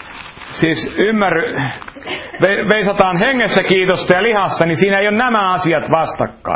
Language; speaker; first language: Finnish; native; Finnish